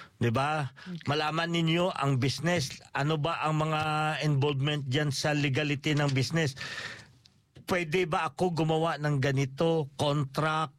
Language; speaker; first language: Filipino; native; Filipino